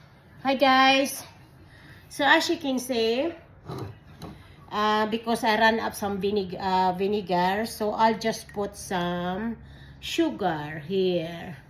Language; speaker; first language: English; non-native, learner; Filipino